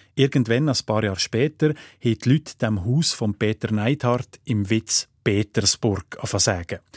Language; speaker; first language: German; native; German